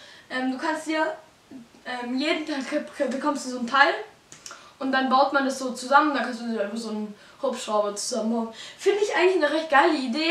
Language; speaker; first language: German; native; German